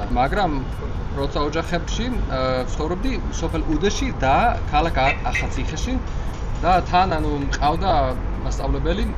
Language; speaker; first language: Georgian; non-native, learner; English